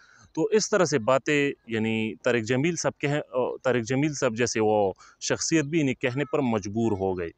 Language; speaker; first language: Urdu; native; Urdu